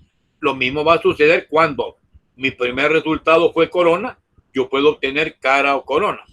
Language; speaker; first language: Spanish; native; Spanish